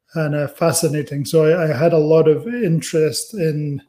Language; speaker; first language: English; native; English